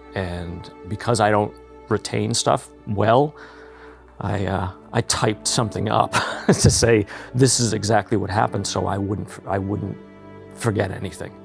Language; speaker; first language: English; native; English